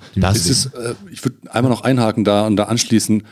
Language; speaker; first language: German; native; German